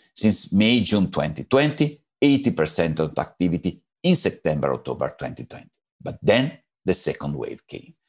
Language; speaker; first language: English; non-native, fluent; Italian